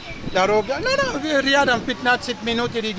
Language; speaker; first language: Russian; non-native, learner; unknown